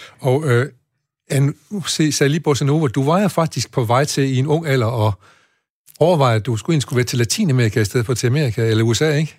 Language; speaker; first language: Danish; native; Danish